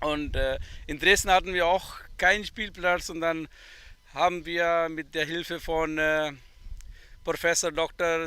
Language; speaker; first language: German; non-native, fluent; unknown